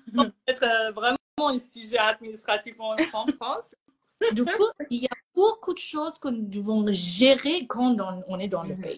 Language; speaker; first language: French; non-native, fluent; Persian